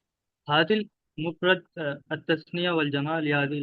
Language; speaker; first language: Arabic; non-native, fluent; Urdu